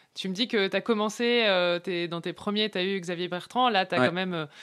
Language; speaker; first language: French; native; French